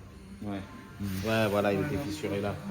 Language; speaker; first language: French; native; French